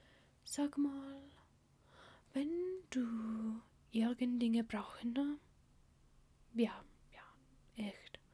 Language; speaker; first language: German; non-native, learner; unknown